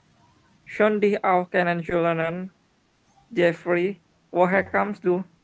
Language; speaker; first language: German; non-native, learner; Indonesian